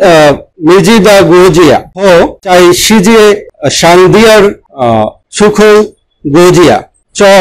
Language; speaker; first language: Chinese; non-native, learner; Bangla